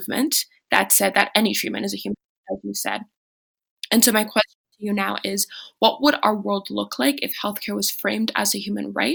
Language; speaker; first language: English; non-native, local second language; French